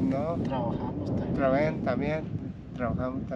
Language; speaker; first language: Spanish; non-native, local second language; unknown